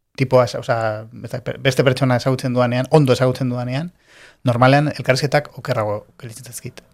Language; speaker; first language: Basque; non-native, local second language; Spanish